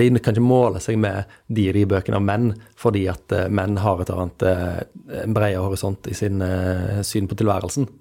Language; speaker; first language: Norwegian; native; Norwegian